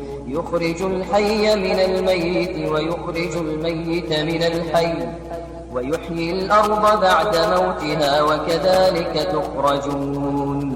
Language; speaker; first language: Arabic; native; Arabic